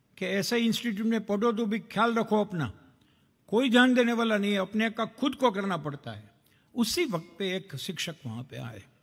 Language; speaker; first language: Hindi; non-native, local second language; Gujarati